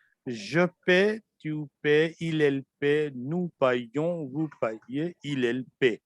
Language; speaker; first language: French; non-native, fluent; Urdu